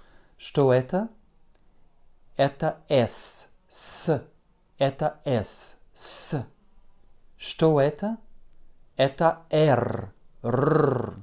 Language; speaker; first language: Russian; non-native, fluent; French